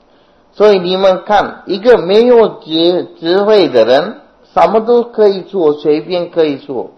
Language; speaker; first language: Chinese; non-native, fluent; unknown